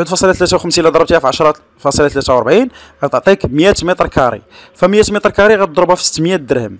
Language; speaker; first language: Arabic; native; Arabic